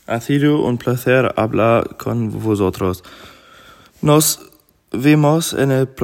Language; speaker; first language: Spanish; non-native, learner; German